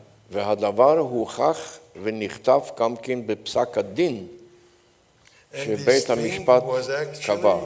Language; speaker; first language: Hebrew; non-native, fluent; Polish